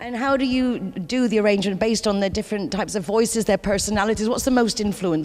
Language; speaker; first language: English; native; English